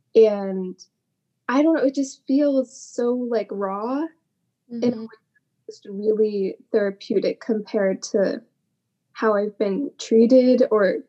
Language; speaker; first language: English; native; English